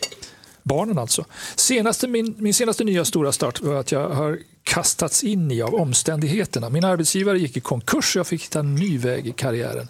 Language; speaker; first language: Swedish; native; Swedish